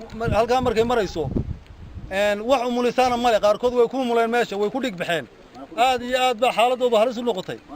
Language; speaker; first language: Somali; native; Somali